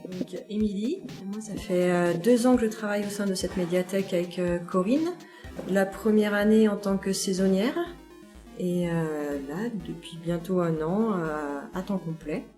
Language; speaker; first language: French; native; French